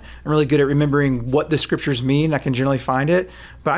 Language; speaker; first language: English; native; English